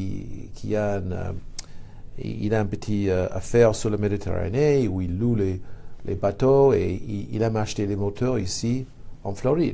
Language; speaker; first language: French; non-native, fluent; English